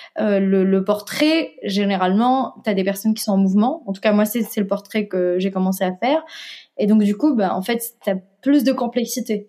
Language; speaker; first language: French; non-native, local second language; Arabic